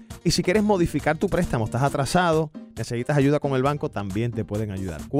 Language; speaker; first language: Spanish; early bilingual, heritage; Spanish